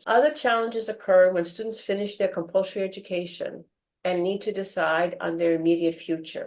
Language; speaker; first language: English; non-native, fluent; Greek